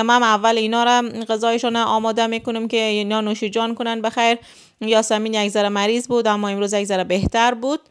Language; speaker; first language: Persian; native; Persian